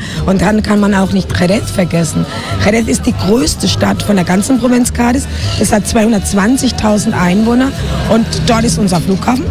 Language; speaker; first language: German; non-native, fluent; Spanish